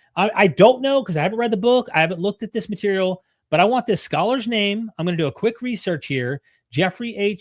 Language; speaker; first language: English; native; English